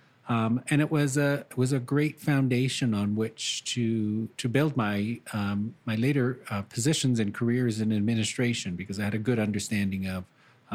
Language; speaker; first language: English; native; English